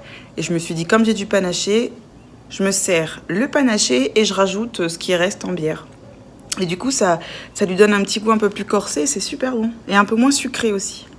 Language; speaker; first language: French; native; French